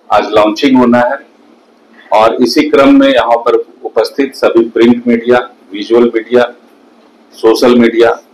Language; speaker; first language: Hindi; native; Hindi